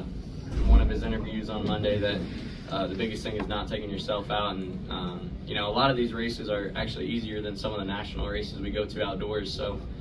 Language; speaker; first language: English; native; English